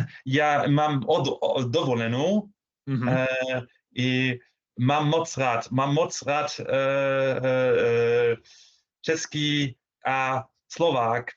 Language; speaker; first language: Czech; non-native, learner; German